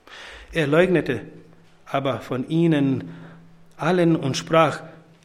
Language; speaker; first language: German; non-native, fluent; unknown